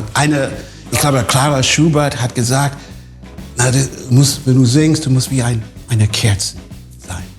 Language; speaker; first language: German; non-native, fluent; English